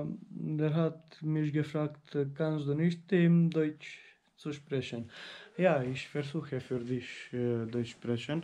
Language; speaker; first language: German; non-native, learner; Romanian